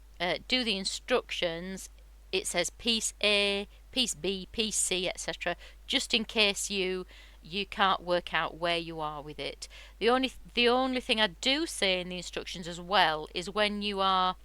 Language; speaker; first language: English; native; English